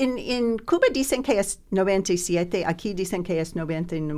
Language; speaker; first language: Spanish; non-native, learner; English